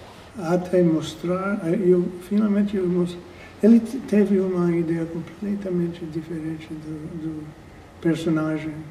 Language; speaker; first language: Portuguese; non-native, fluent; English